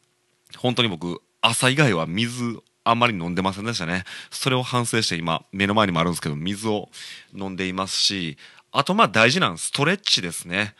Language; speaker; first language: Japanese; native; Japanese